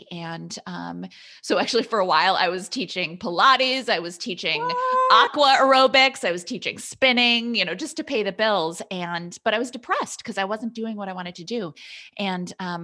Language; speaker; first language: English; native; English